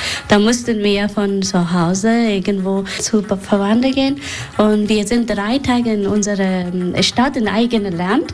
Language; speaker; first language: German; non-native, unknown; Persian